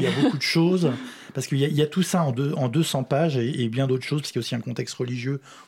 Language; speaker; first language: French; native; French